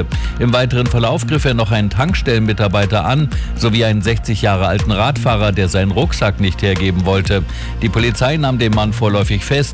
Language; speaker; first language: German; native; German